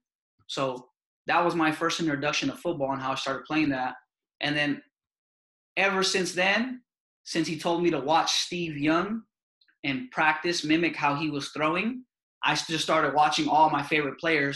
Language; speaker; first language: English; native; English